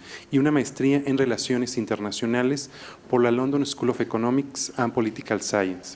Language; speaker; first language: Spanish; native; Spanish